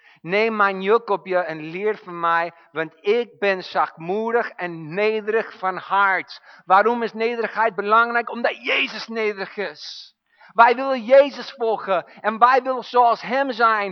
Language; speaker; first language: Dutch; non-native, fluent; English